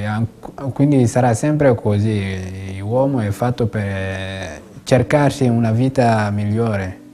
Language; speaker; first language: Italian; non-native, fluent; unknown